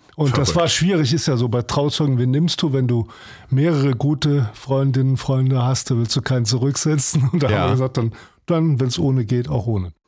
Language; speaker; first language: German; native; German